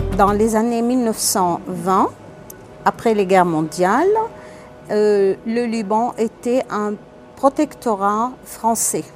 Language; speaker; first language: French; non-native, local second language; Arabic